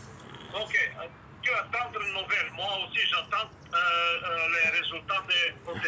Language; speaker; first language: French; non-native, learner; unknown